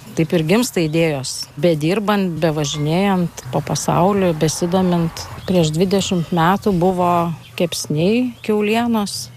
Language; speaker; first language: Lithuanian; native; Lithuanian